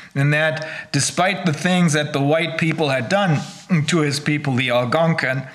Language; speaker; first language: English; non-native, fluent; German